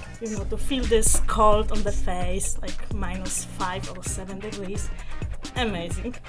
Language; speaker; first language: English; non-native, learner; Polish